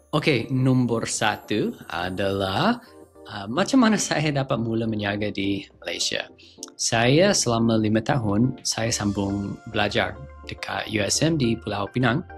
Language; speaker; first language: Malay; non-native, fluent; English